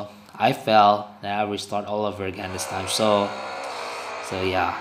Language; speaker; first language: English; non-native, learner; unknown